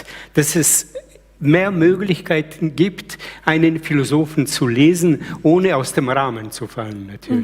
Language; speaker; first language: German; early bilingual, other home language; Slovenian